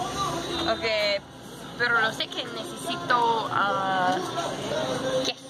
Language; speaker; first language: Spanish; non-native, learner; English